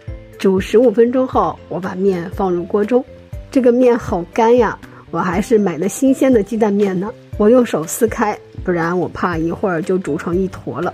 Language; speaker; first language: Chinese; native; Chinese